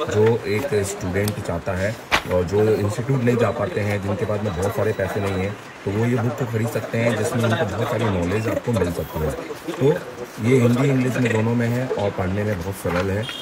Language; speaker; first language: Hindi; native; Hindi